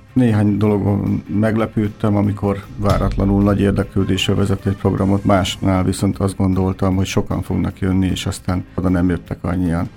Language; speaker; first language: Hungarian; native; Hungarian